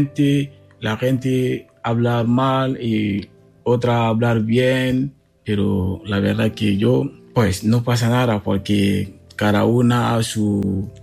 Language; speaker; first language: Spanish; non-native, learner; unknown